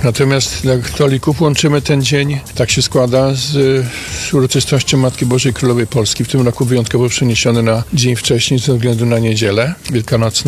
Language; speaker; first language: Polish; native; Polish